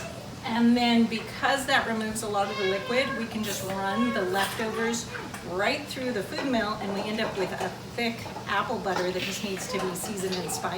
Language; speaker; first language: English; native; English